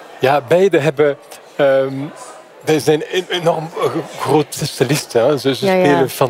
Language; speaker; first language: Dutch; non-native, fluent; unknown